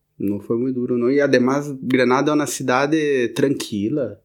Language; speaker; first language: Portuguese; native; Portuguese